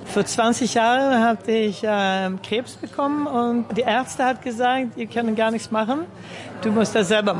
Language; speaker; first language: German; early bilingual, other home language; Swedish